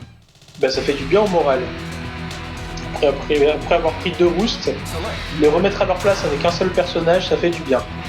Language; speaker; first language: French; native; French